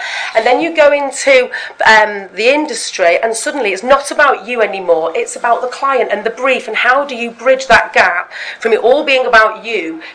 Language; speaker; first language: English; native; English